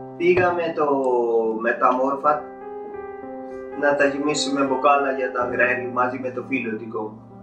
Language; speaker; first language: Greek; non-native, learner; Urdu